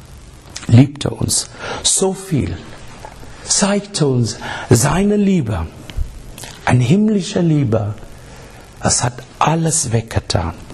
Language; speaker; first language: German; non-native, learner; English